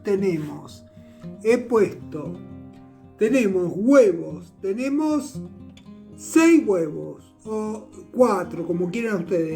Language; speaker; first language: Spanish; native; Spanish